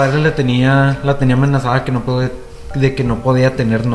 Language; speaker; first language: Spanish; native; Spanish